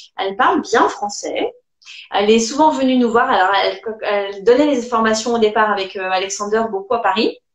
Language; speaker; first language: French; native; French